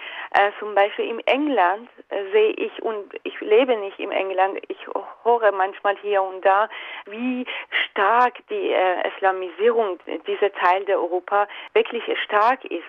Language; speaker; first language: German; non-native, fluent; Persian